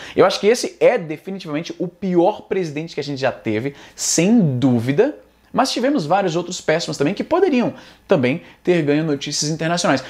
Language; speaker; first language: Portuguese; native; Portuguese